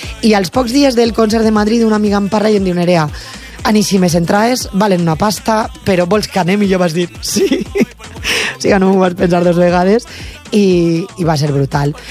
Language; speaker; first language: Catalan; native; Catalan